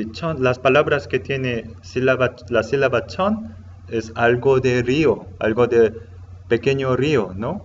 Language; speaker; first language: Spanish; non-native, learner; Korean